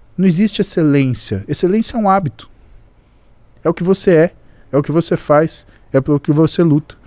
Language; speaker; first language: Portuguese; native; Portuguese